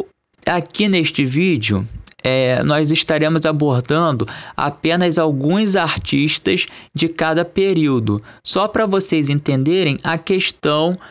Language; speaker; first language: Portuguese; native; Portuguese